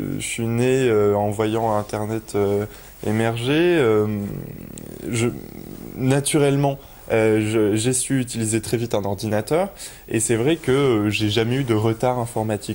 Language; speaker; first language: French; native; French